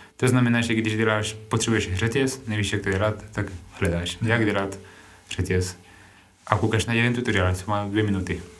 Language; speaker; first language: Czech; non-native, fluent; Spanish